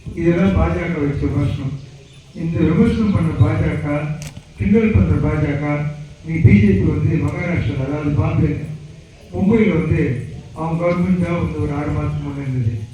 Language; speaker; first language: Tamil; non-native, local second language; Telugu